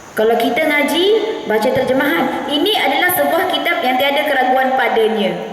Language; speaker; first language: Malay; native; Malay